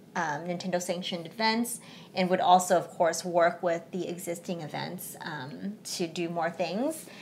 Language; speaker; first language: English; early bilingual, other home language; Chinese